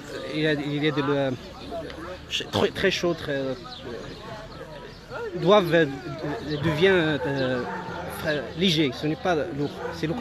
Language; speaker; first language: French; non-native, local second language; Arabic